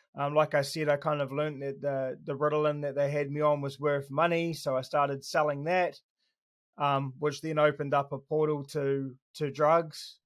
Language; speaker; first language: English; native; English